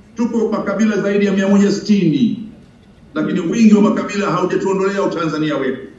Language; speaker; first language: Swahili; native; Swahili